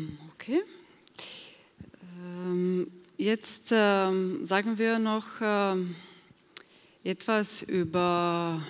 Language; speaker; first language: German; non-native, fluent; Slovenian